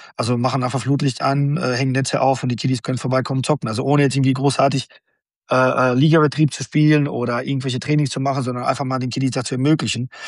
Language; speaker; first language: German; non-native, fluent; Bosnian